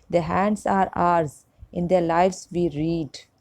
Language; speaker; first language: English; non-native, local second language; Punjabi